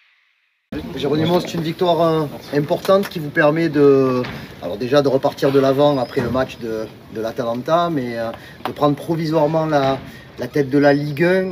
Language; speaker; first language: French; native; French